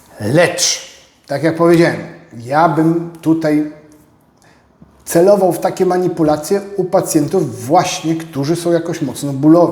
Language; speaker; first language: Polish; native; Polish